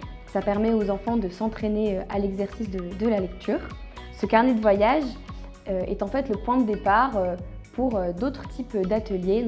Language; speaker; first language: French; non-native, local second language; Arabic